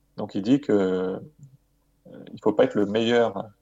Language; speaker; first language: French; native; French